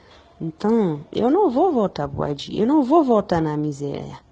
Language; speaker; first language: Portuguese; non-native, learner; Haitian Creole